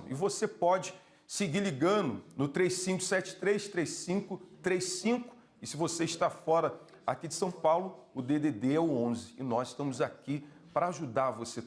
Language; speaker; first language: Portuguese; native; Portuguese